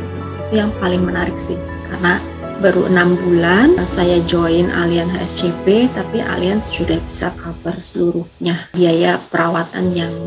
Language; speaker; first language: Indonesian; native; Indonesian